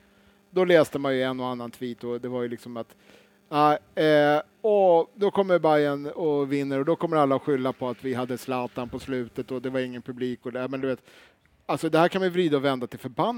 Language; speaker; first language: Swedish; native; Swedish